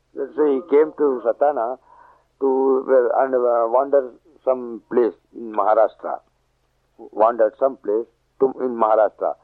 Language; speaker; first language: English; non-native, local second language; Marathi